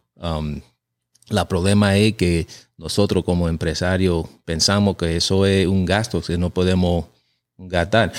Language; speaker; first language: Spanish; early bilingual, heritage; Spanish